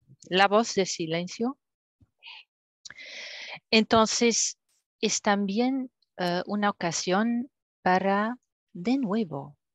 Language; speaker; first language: Spanish; non-native, fluent; French